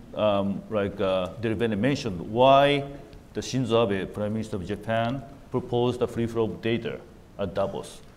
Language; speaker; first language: English; non-native, fluent; Japanese